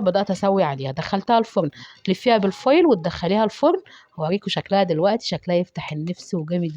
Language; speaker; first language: Arabic; native; Arabic